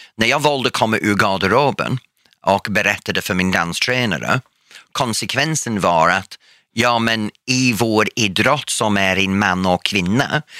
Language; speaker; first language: Swedish; non-native, fluent; English